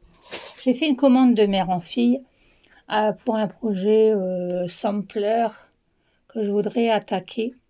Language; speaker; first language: French; native; French